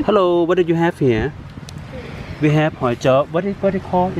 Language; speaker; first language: English; non-native, learner; Thai